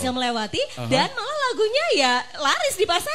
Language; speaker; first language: Indonesian; native; Indonesian